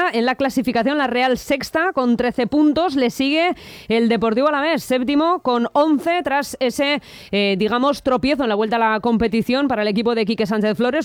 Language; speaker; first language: Spanish; native; Spanish